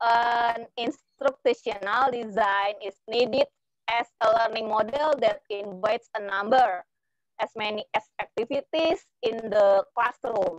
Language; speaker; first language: English; non-native, learner; Indonesian